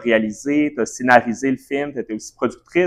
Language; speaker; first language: French; native; French